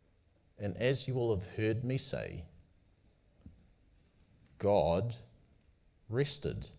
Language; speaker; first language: English; native; English